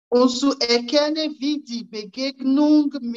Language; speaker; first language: German; non-native, fluent; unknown